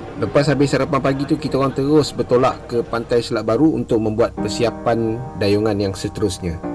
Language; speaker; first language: Malay; native; Malay